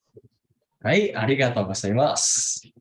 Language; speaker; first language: Japanese; non-native, fluent; Indonesian